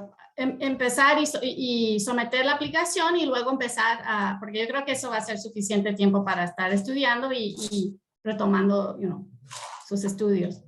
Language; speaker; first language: Spanish; early bilingual, heritage; Spanish